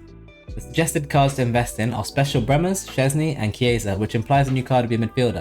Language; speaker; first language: English; native; English